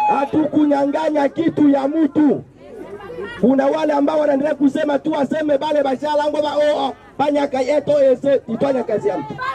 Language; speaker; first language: Swahili; non-native, local second language; Bembe